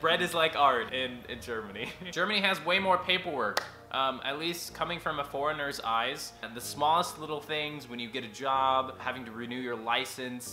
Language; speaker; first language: English; native; English